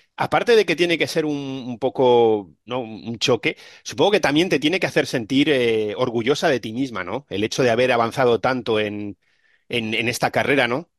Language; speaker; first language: Spanish; native; Spanish